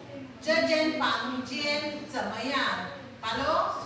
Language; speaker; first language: Chinese; non-native, fluent; Filipino